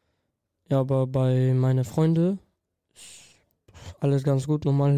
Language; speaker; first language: German; non-native, learner; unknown